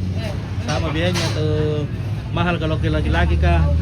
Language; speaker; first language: Indonesian; non-native, local second language; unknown